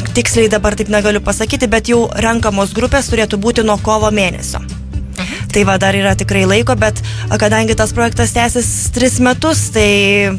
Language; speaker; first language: Lithuanian; native; Lithuanian